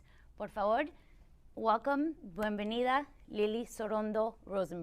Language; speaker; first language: Spanish; early bilingual, other home language; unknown